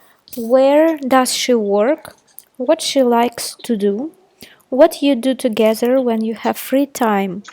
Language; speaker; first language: English; non-native, fluent; Russian